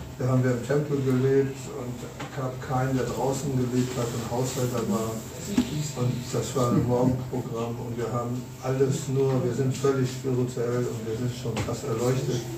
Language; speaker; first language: German; native; German